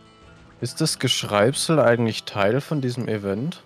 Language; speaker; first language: German; native; German